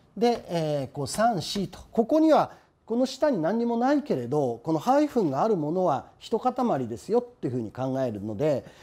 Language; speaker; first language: Japanese; native; Japanese